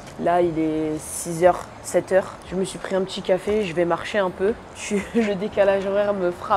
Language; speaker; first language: French; native; French